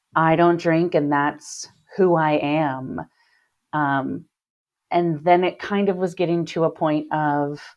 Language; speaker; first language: English; native; English